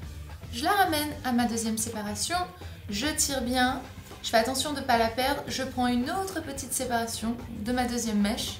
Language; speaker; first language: French; native; French